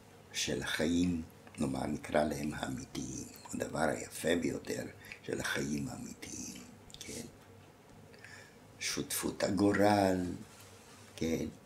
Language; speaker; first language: Hebrew; non-native, fluent; German